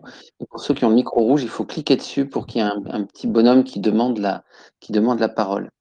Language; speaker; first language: French; native; French